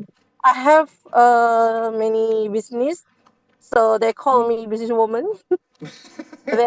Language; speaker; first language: English; non-native, learner; Chinese